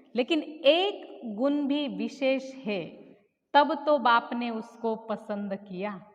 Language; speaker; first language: Hindi; non-native, local second language; Marathi